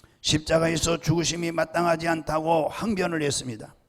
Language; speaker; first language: Korean; native; Korean